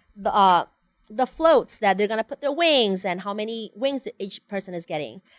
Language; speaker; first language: English; non-native, fluent; Spanish